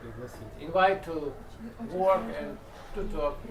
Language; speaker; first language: English; non-native, learner; Russian